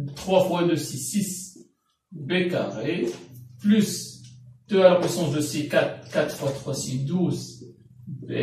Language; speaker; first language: French; non-native, local second language; Arabic